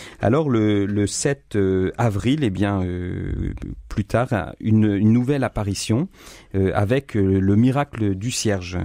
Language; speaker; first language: French; native; French